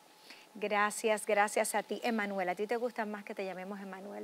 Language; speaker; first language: Spanish; native; Spanish